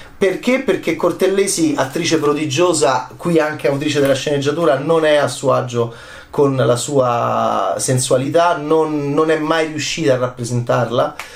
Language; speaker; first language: Italian; native; Italian